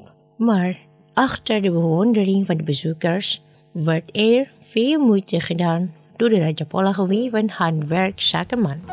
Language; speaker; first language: Dutch; non-native, learner; Indonesian